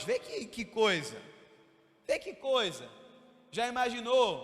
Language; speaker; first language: Portuguese; native; Portuguese